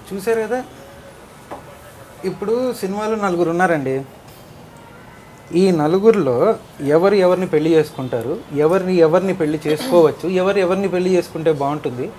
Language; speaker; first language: Telugu; native; Telugu